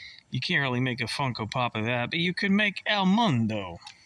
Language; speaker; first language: English; native; English